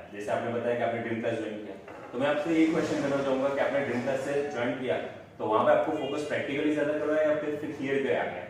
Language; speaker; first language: Hindi; native; Hindi